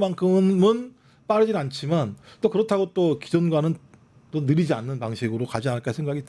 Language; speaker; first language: Korean; native; Korean